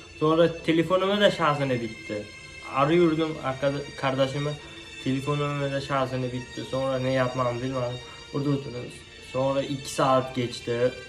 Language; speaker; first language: Turkish; non-native, learner; Uzbek